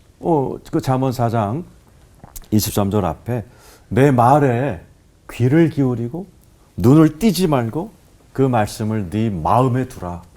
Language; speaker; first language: Korean; native; Korean